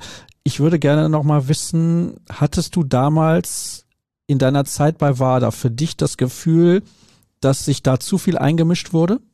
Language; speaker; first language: German; native; German